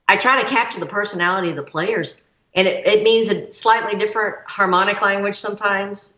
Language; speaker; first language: English; native; English